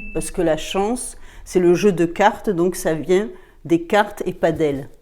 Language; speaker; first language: French; native; French